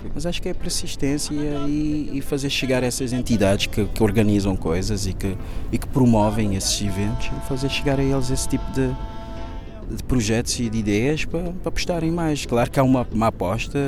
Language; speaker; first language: Portuguese; non-native, local second language; Kabuverdianu